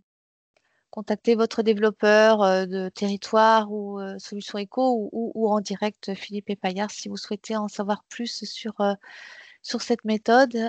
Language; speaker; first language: French; native; French